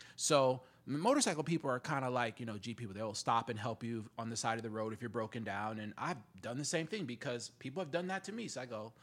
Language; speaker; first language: English; native; English